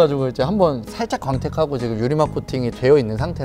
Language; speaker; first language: Korean; native; Korean